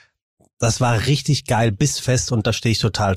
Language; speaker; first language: German; native; German